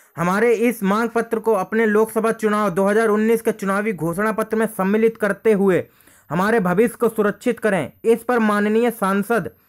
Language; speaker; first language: Hindi; native; Hindi